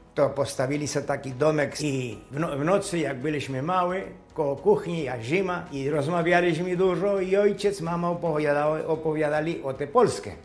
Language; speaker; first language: Polish; early bilingual, heritage; Polish